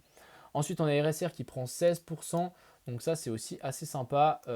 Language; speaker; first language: French; native; French